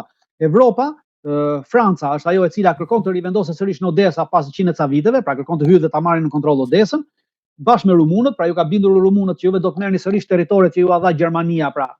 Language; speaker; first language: Albanian; native; Albanian